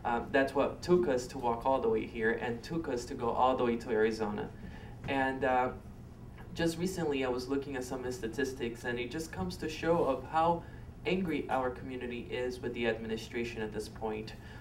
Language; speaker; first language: English; non-native, fluent; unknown